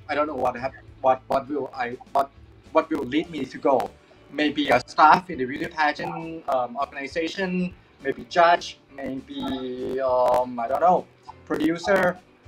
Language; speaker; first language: English; non-native, fluent; Thai